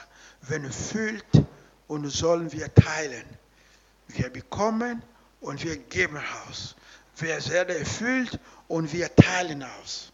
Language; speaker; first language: German; non-native, learner; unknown